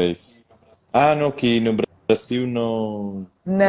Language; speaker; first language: Portuguese; non-native, fluent; Spanish